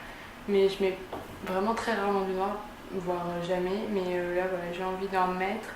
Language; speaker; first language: French; native; French